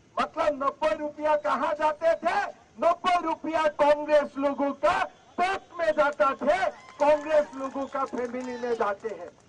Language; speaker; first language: Hindi; non-native, local second language; Assamese